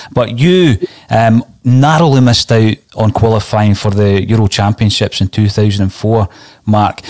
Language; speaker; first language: English; native; English